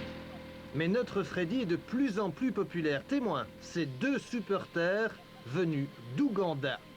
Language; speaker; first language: French; native; French